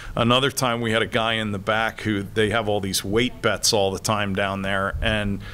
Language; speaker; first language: English; native; English